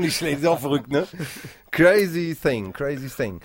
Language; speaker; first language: German; native; German